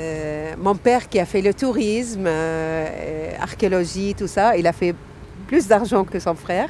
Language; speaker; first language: French; non-native, fluent; Arabic